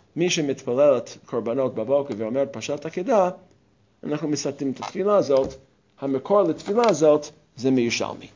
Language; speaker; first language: Hebrew; non-native, fluent; English